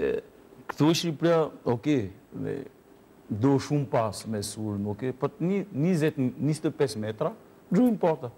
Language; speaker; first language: Albanian; non-native, learner; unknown